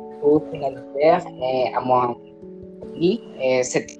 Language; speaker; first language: French; non-native, learner; Spanish